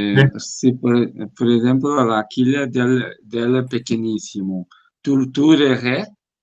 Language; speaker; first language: Spanish; non-native, learner; Portuguese